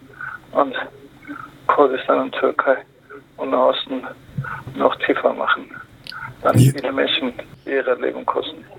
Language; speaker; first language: German; non-native, learner; Kurdish